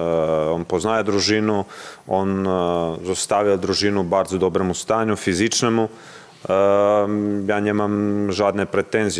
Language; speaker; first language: Polish; non-native, learner; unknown